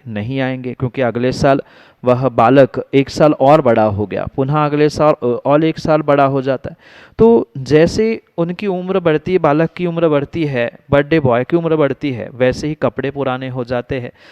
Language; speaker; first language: Hindi; native; Hindi